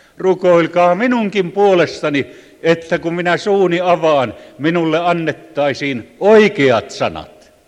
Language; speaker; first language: Finnish; native; Finnish